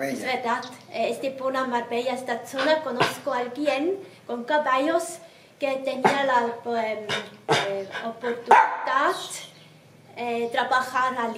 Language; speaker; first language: Spanish; non-native, learner; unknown